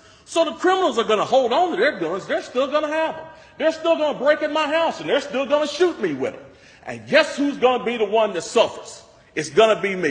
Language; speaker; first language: English; native; English